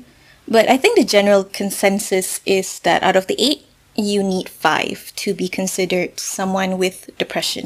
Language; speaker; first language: English; non-native, local second language; Malay